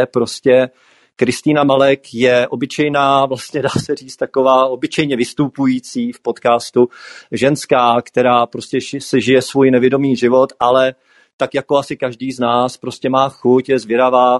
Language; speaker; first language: Czech; native; Czech